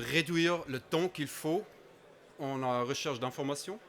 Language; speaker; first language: French; non-native, fluent; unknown